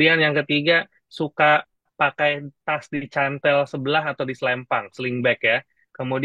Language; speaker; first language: Indonesian; native; Indonesian